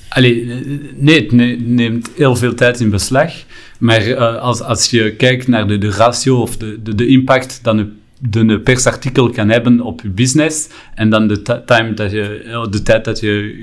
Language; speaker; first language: Dutch; non-native, local second language; French